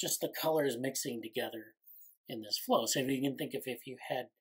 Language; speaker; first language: English; native; English